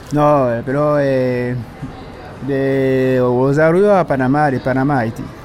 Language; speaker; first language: Spanish; non-native, learner; Haitian Creole